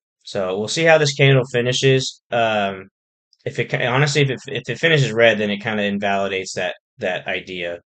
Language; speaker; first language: English; native; English